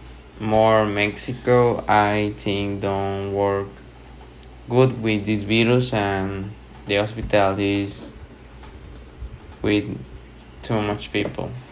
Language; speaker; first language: English; non-native, learner; Spanish